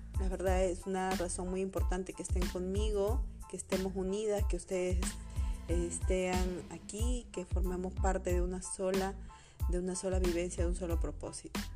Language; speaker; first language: Spanish; native; Spanish